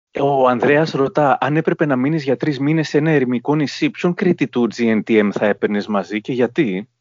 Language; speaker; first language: Greek; native; Greek